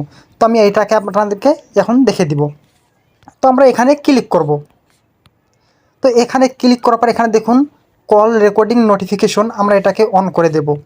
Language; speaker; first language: Bangla; native; Bangla